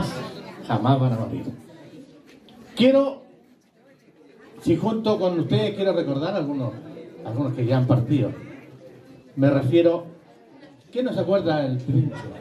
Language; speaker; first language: Spanish; native; Spanish